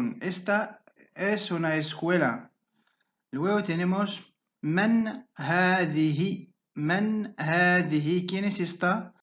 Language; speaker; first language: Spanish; non-native, fluent; Arabic